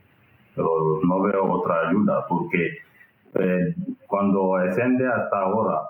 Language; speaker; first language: Spanish; non-native, learner; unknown